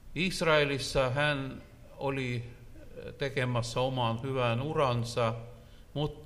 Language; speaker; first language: Finnish; non-native, learner; Russian